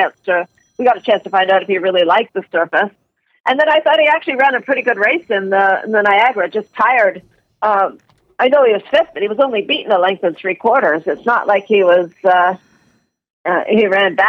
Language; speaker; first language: English; native; English